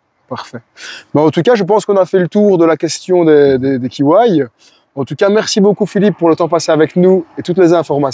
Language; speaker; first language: French; native; French